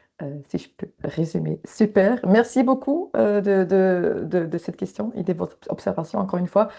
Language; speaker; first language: French; native; French